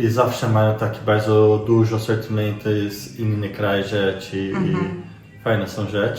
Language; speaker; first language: Polish; non-native, learner; Portuguese